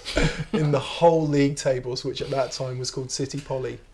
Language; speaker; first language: English; native; English